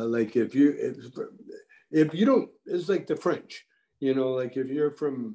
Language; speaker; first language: English; native; English